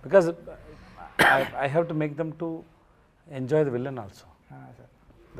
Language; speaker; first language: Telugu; non-native, learner; Tamil